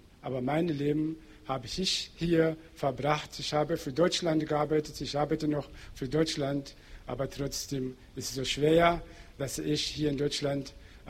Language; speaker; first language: German; non-native, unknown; Portuguese